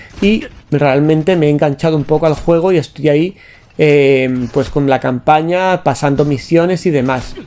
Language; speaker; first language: Spanish; native; Spanish